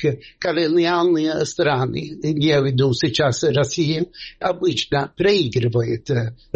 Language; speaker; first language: Russian; non-native, fluent; Swedish